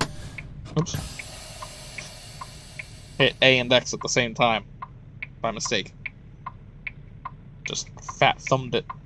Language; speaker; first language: English; native; English